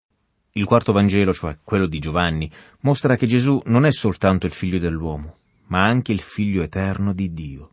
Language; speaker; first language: Italian; native; Italian